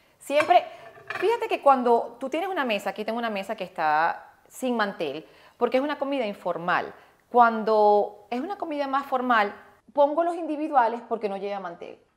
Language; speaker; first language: Spanish; native; Spanish